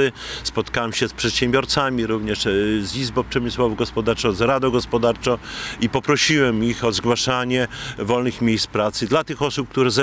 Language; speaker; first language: Polish; native; Polish